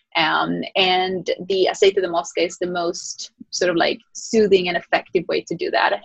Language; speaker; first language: English; early bilingual, other home language; Spanish